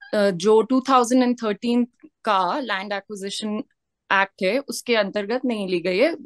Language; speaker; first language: Hindi; native; Hindi